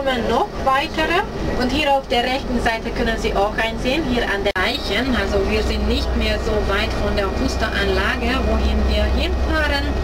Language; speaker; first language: German; non-native, learner; Hungarian